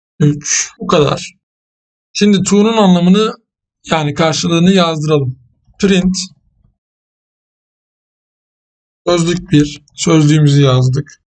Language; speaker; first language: Turkish; native; Turkish